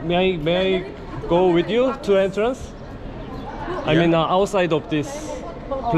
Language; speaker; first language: English; non-native, learner; Korean